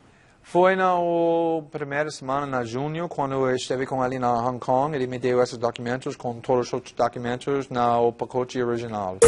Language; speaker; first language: Portuguese; non-native, fluent; English